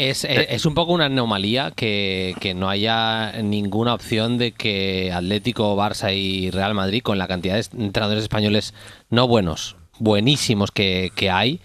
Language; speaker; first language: Spanish; native; Spanish